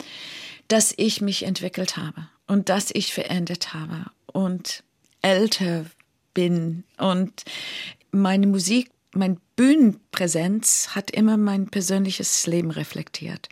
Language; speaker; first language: German; non-native, fluent; English